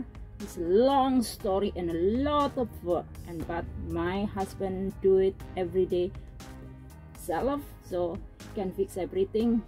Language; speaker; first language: English; non-native, learner; Indonesian